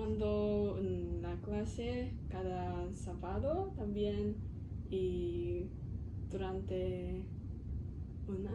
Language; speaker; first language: Spanish; non-native, learner; Cantonese